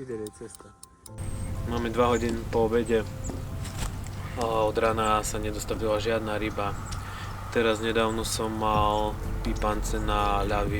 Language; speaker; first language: Slovak; native; Slovak